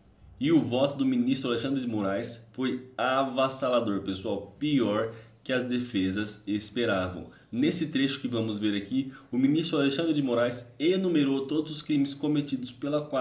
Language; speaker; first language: Portuguese; native; Portuguese